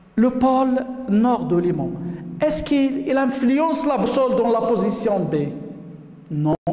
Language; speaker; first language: French; non-native, local second language; Arabic